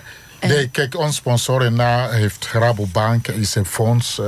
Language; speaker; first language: Dutch; non-native, fluent; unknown